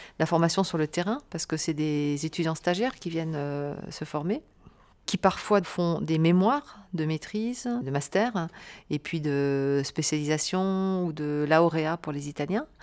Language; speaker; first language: French; native; French